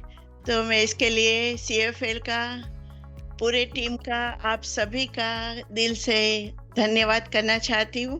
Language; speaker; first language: Hindi; non-native, local second language; Gujarati